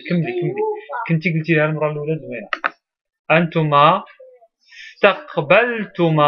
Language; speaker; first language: Arabic; native; Arabic